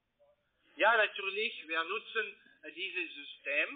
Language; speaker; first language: German; non-native, learner; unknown